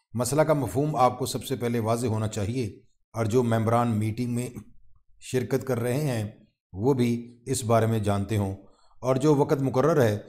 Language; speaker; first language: Urdu; non-native, local second language; Punjabi